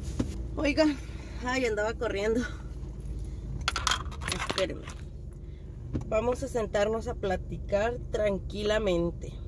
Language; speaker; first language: Spanish; native; Spanish